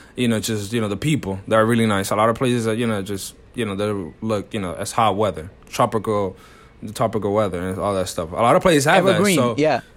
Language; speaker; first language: English; non-native, fluent; Spanish